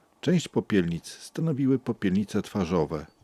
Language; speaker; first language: Polish; native; Polish